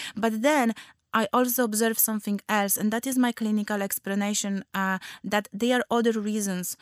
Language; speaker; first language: English; non-native, fluent; Polish